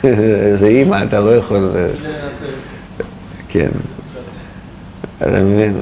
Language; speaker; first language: Hebrew; non-native, fluent; Russian